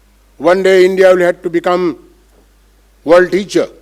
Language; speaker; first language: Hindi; non-native, local second language; Bangla